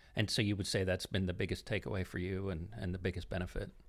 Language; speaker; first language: English; non-native, fluent; Dutch